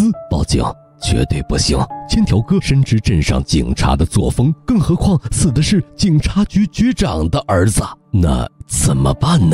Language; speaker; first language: Chinese; native; Chinese